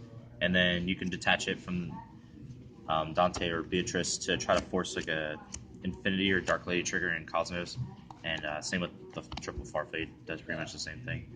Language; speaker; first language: English; native; English